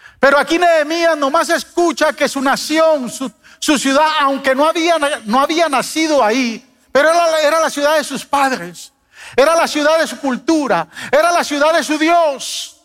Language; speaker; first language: Spanish; native; Spanish